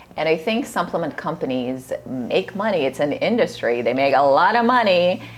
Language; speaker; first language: English; early bilingual, other home language; Russian